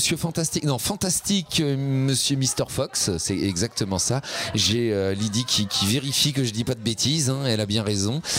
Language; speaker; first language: French; native; French